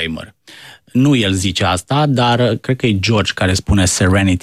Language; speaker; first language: Romanian; native; Romanian